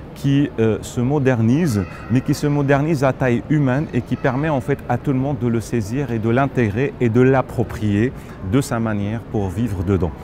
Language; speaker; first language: French; non-native, local second language; Arabic